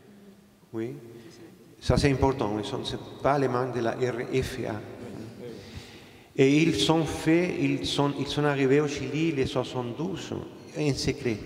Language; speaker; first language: French; non-native, fluent; Spanish